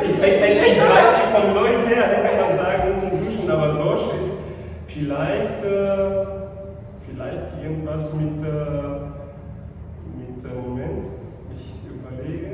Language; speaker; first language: German; non-native, fluent; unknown